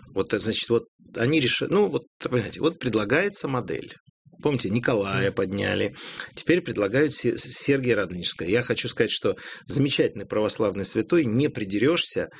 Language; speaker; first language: Russian; native; Russian